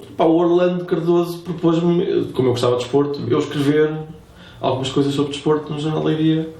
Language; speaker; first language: Portuguese; native; Portuguese